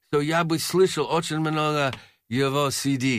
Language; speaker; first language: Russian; non-native, learner; English